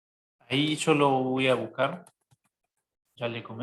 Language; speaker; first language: Spanish; native; Spanish